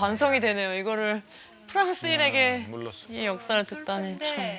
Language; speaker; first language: Korean; native; Korean